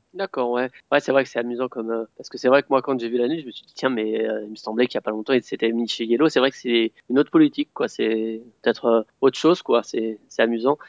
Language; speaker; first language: French; native; French